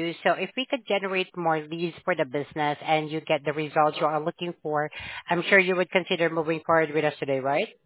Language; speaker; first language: English; non-native, fluent; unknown